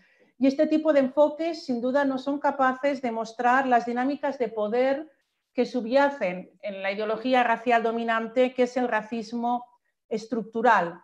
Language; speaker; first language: Spanish; native; Spanish